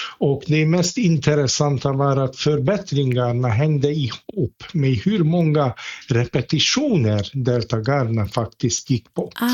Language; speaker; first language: Swedish; non-native, fluent; Hungarian